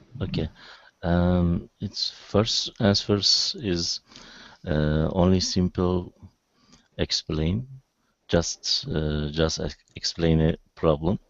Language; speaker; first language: English; non-native, learner; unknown